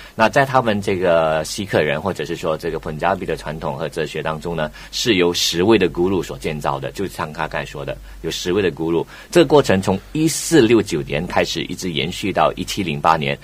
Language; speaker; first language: Chinese; native; Chinese